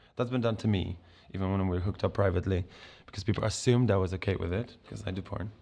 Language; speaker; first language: English; non-native, fluent; Polish